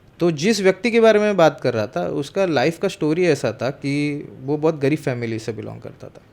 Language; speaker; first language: Hindi; non-native, local second language; Marathi